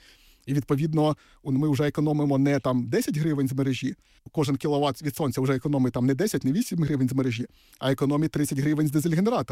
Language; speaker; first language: Ukrainian; native; Ukrainian